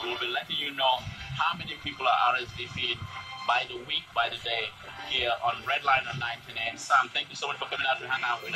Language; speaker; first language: English; native; English